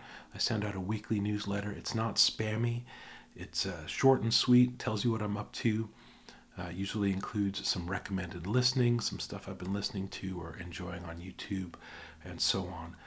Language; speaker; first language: English; native; English